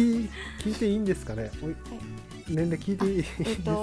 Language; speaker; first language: Japanese; native; Japanese